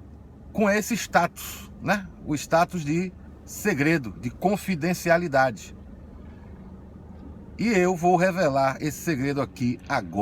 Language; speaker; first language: Portuguese; native; Portuguese